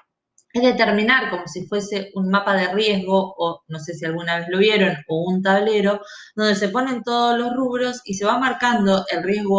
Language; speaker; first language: Spanish; native; Spanish